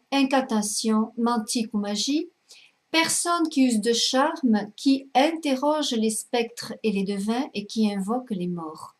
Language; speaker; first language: French; native; French